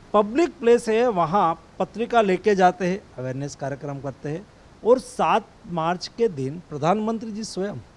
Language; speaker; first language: Hindi; non-native, local second language; Gujarati